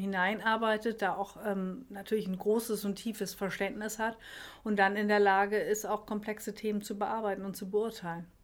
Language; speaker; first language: German; native; German